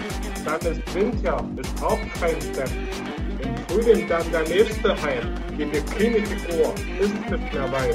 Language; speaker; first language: German; native; German